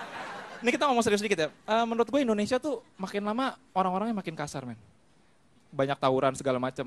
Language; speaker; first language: Indonesian; native; Indonesian